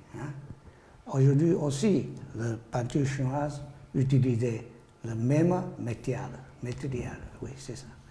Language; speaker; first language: French; non-native, learner; Chinese